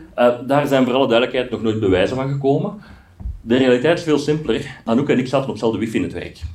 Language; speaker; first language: Dutch; native; Dutch